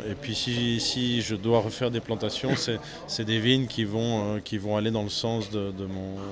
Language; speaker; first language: French; native; French